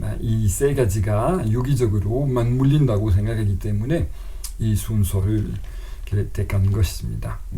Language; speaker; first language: Korean; non-native, fluent; French